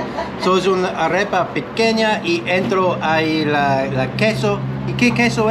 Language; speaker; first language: Spanish; non-native, learner; English